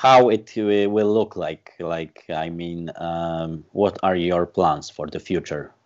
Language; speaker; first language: English; non-native, learner; Polish